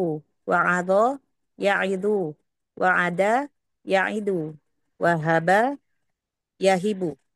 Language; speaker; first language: Arabic; non-native, learner; Indonesian